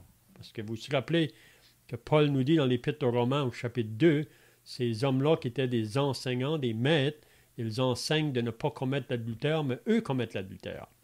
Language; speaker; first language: French; native; French